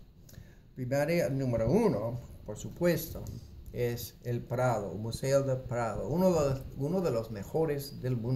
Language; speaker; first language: Spanish; non-native, fluent; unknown